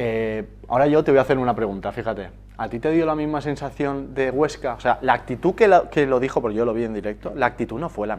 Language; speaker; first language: Spanish; native; Spanish